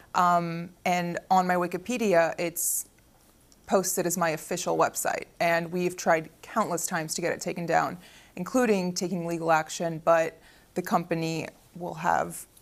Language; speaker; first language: English; early bilingual, other home language; Arabic